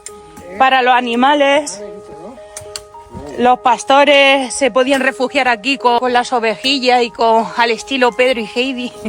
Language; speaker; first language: Spanish; native; Spanish